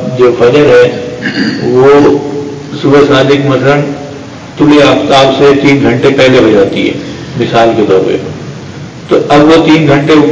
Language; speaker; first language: Urdu; non-native, local second language; Pashto